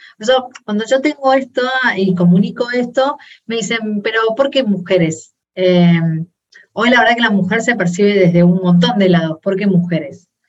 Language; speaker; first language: Spanish; native; Spanish